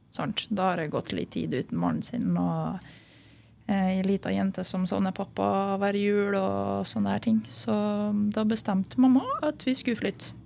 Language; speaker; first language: Norwegian; early bilingual, other home language; Lithuanian